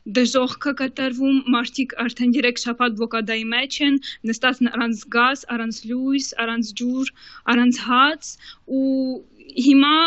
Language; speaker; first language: Armenian; early bilingual, heritage; Armenian